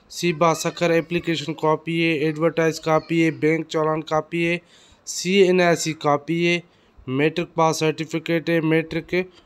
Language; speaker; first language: Urdu; non-native, local second language; Sindhi